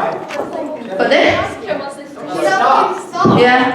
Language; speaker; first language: Norwegian; early bilingual, other home language; Hakha Chin